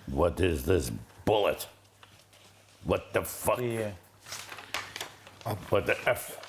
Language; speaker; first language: English; non-native, learner; Albanian